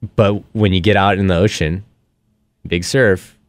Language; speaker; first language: English; native; English